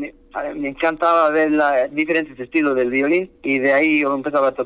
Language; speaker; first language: Spanish; early bilingual, heritage; Spanish